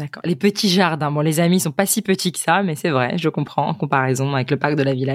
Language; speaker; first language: French; native; French